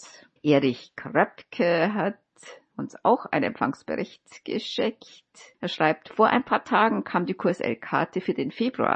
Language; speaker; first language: German; native; German